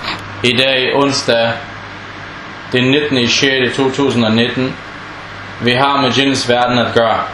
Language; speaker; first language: Danish; non-native, fluent; Arabic